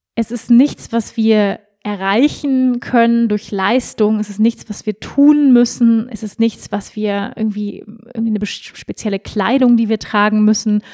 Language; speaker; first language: German; native; German